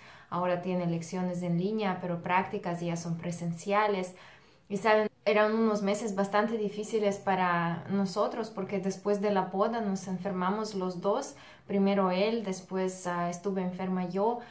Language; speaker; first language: Spanish; non-native, fluent; Russian